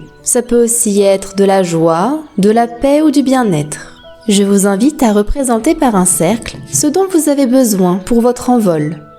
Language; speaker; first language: French; native; French